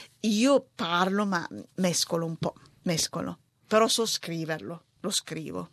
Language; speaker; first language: Italian; early bilingual, other home language; Tigrinya